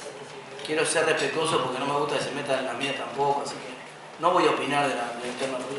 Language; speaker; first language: Spanish; native; Spanish